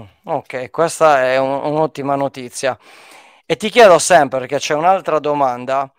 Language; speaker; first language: Italian; native; Italian